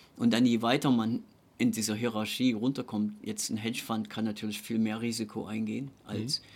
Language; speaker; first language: German; native; German